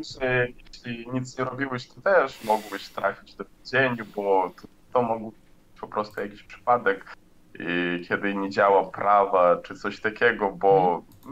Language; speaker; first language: Polish; non-native, learner; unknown